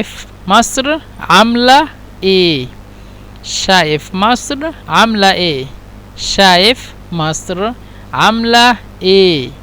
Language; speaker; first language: Arabic; non-native, fluent; Bangla